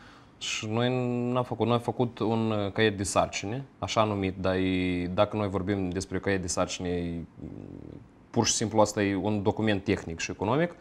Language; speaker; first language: Romanian; non-native, local second language; Russian